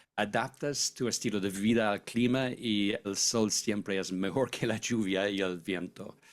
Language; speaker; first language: Spanish; non-native, fluent; English